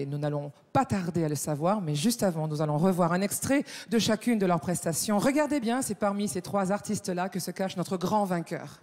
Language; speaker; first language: French; native; French